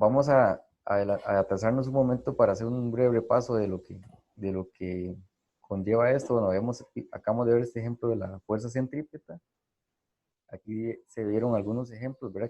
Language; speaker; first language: Spanish; native; Spanish